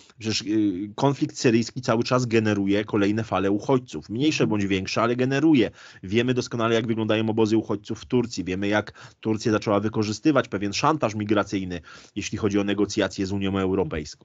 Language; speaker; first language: Polish; native; Polish